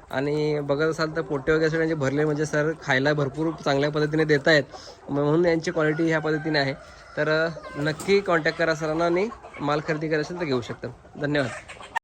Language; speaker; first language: Marathi; native; Marathi